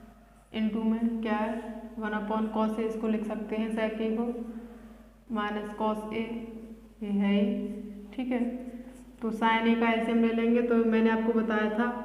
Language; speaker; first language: Hindi; native; Hindi